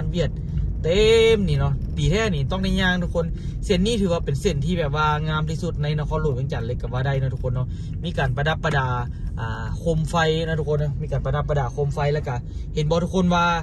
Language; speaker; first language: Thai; non-native, local second language; Northeastern Thai